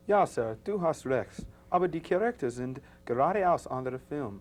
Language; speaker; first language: German; non-native, learner; English